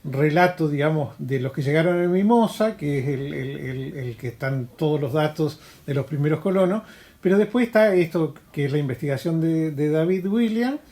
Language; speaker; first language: Spanish; native; Spanish